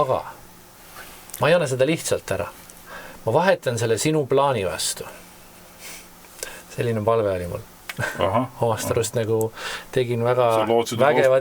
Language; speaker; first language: Estonian; native; Estonian